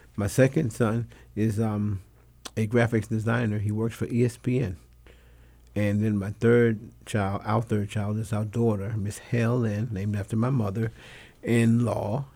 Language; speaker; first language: English; non-native, fluent; Spanish